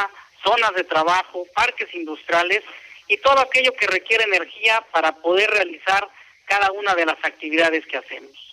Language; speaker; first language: Spanish; native; Spanish